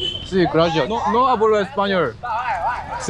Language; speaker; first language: Spanish; non-native, learner; Korean